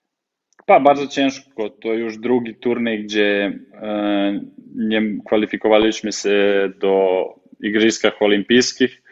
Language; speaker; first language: Polish; non-native, fluent; Serbian